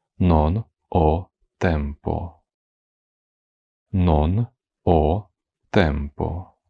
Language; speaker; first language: Italian; non-native, fluent; Ukrainian